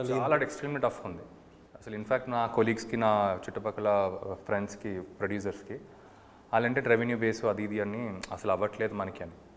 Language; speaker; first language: Telugu; native; Telugu